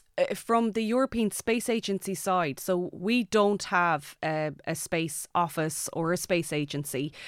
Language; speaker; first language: English; native; English